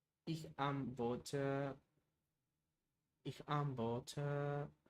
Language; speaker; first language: German; non-native, learner; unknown